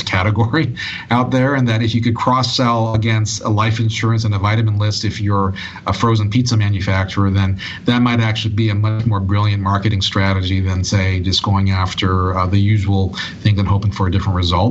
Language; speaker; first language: English; native; English